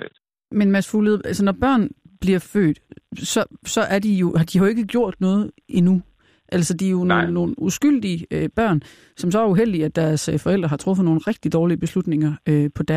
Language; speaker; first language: Danish; native; Danish